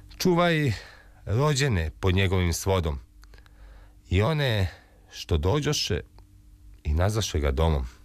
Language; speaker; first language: Serbian; native; Serbian